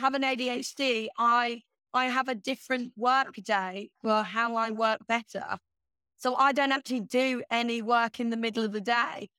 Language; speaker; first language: English; native; English